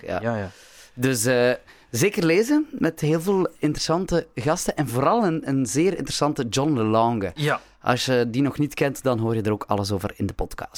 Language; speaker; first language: Dutch; native; Dutch